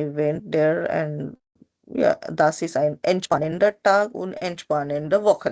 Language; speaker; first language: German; non-native, learner; Hindi